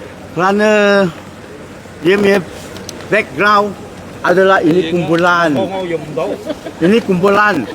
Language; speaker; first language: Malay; non-native, local second language; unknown